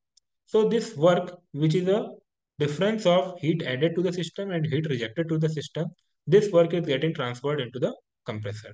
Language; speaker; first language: English; non-native, local second language; Hindi